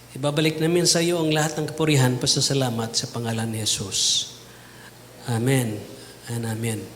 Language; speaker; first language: Filipino; non-native, local second language; Cebuano